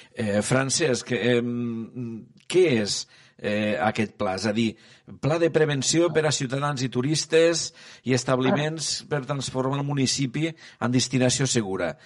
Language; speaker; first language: Catalan; native; Catalan